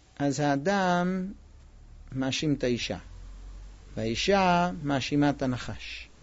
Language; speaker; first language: Hebrew; non-native, fluent; English